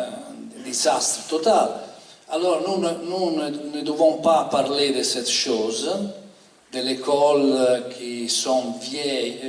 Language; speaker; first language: French; non-native, learner; Italian